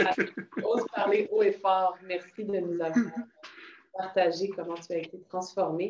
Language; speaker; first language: French; native; French